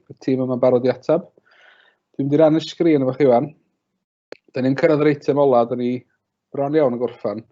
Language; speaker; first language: Welsh; native; Welsh